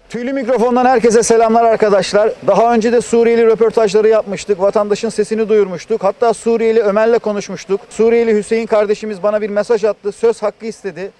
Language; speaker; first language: Turkish; native; Turkish